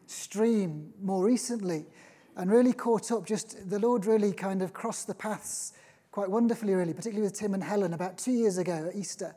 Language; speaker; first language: English; native; English